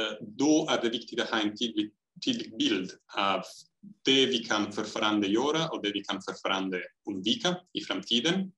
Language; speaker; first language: Swedish; non-native, fluent; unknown